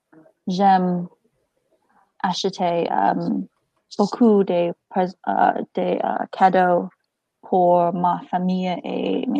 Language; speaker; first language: French; non-native, learner; English